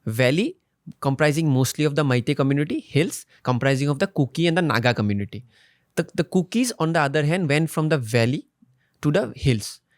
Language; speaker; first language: English; non-native, local second language; Assamese